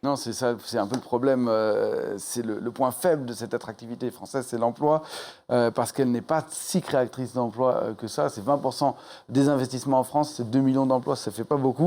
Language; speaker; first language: French; native; French